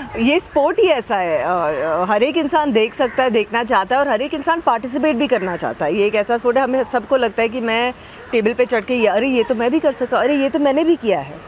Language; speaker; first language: Hindi; native; Hindi